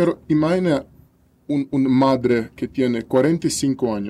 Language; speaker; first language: Spanish; non-native, learner; Russian